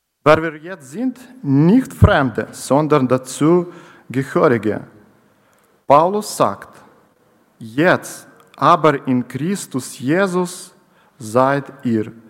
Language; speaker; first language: German; non-native, learner; Ukrainian